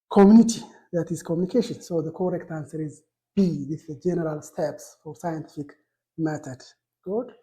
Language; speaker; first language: English; non-native, local second language; Amharic